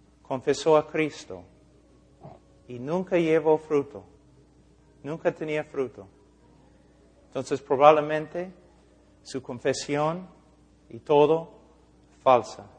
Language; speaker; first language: Spanish; non-native, fluent; English